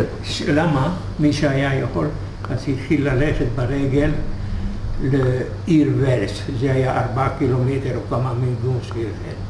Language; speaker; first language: Hebrew; non-native, fluent; Hungarian